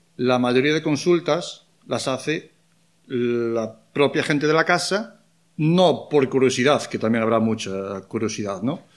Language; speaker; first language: Spanish; non-native, local second language; Galician